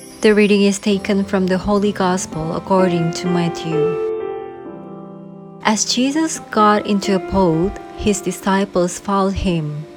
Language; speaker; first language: English; non-native, fluent; Indonesian